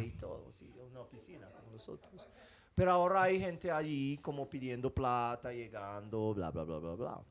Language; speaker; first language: Spanish; non-native, fluent; English